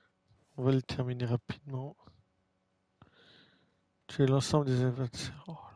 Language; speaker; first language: French; native; French